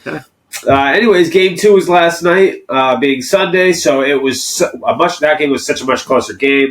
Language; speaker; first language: English; native; English